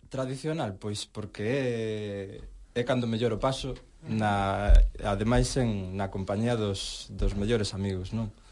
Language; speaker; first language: Galician; non-native, local second language; Spanish